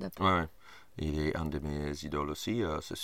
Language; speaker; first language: French; non-native, fluent; English